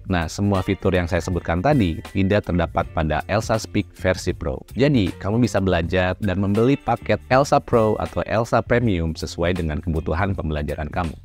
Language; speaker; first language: Indonesian; native; Indonesian